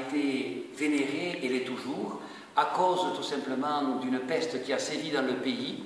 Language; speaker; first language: French; native; French